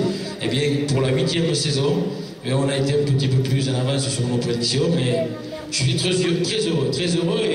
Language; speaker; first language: French; native; French